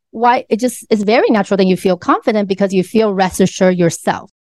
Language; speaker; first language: English; early bilingual, other home language; Chinese